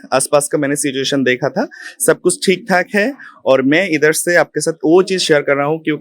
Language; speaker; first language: Hindi; non-native, learner; Bangla